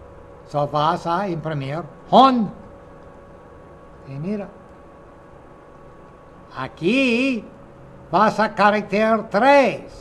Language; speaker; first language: Spanish; non-native, fluent; English